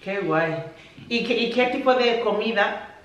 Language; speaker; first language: Spanish; non-native, fluent; English